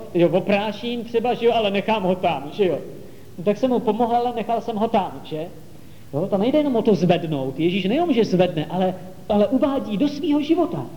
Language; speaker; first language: Czech; native; Czech